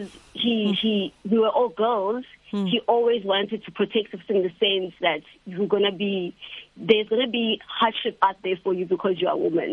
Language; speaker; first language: English; non-native, local second language; Zulu